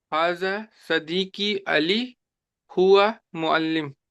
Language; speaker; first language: Arabic; non-native, learner; Urdu